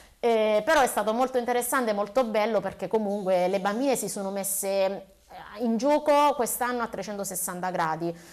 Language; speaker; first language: Italian; native; Italian